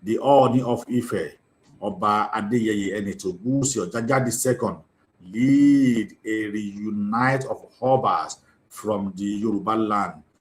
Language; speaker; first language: English; non-native, local second language; Yoruba